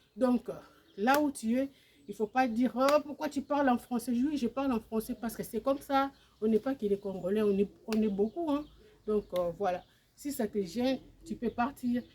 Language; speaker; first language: French; non-native, local second language; Lingala